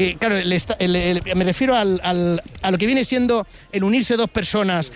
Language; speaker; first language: Spanish; native; Spanish